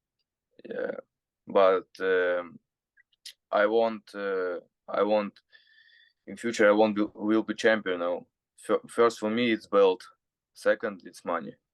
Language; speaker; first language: English; non-native, learner; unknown